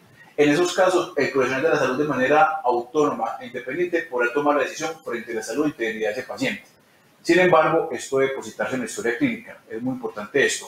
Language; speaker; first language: Spanish; native; Spanish